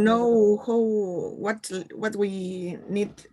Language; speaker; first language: English; non-native, learner; Spanish